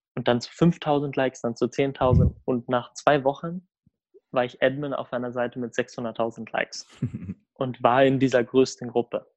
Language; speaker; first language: German; early bilingual, other home language; Swedish